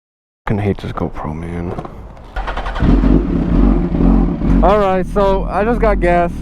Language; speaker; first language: English; native; English